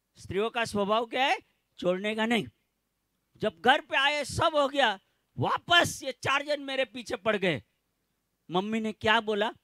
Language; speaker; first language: Hindi; non-native, local second language; Gujarati